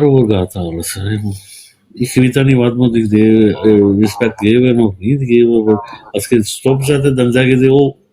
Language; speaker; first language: Dutch; non-native, fluent; Punjabi